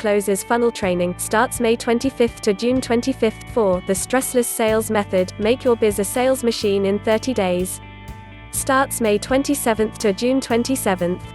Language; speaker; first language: English; native; English